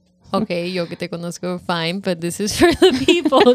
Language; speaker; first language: English; early bilingual, other home language; Spanish